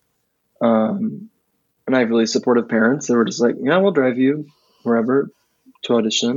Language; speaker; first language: English; native; English